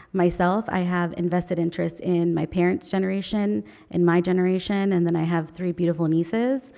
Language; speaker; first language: English; native; English